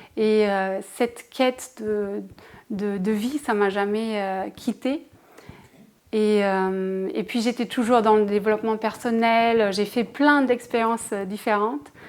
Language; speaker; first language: French; non-native, fluent; German